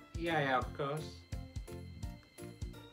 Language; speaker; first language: English; non-native, learner; Japanese